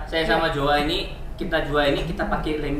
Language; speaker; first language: Indonesian; native; Indonesian